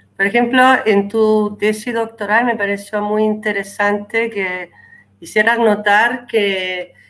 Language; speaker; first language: Spanish; non-native, fluent; Italian